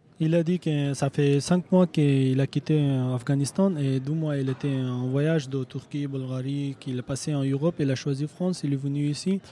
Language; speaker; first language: French; non-native, learner; Persian